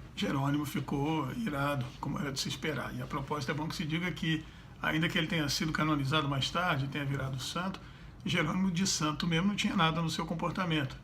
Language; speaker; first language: Portuguese; native; Portuguese